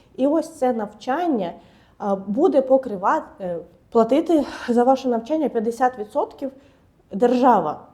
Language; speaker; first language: Ukrainian; native; Ukrainian